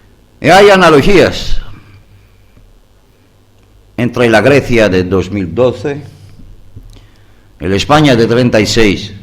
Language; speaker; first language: Spanish; non-native, learner; Greek